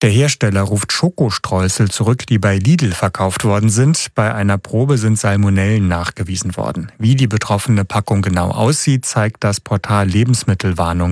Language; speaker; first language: German; native; German